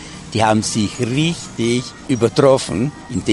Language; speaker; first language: German; native; German